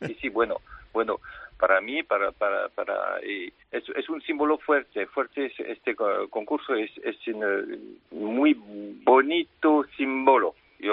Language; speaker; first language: Spanish; early bilingual, heritage; French